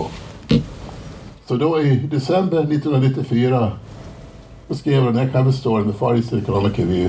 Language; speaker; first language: Swedish; native; Swedish